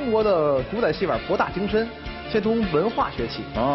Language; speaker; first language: Chinese; native; Chinese